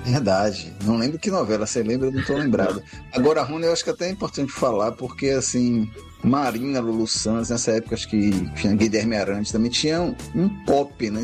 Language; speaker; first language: Portuguese; native; Portuguese